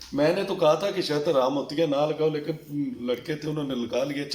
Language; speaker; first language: Urdu; non-native, local second language; Punjabi